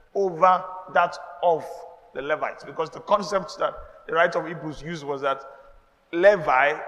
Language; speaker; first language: English; non-native, local second language; Yoruba